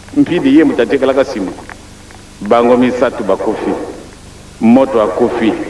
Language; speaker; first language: Lingala; non-native, local second language; Kongo